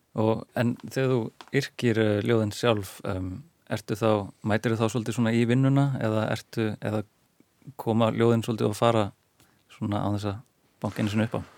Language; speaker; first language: Icelandic; native; Icelandic